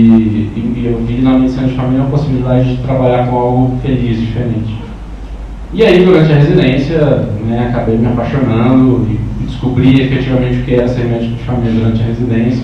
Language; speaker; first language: Portuguese; native; Portuguese